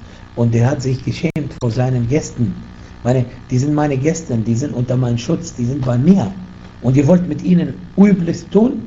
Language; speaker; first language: German; non-native, fluent; Arabic